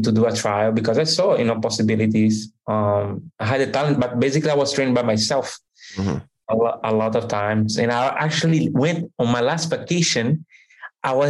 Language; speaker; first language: English; non-native, fluent; Portuguese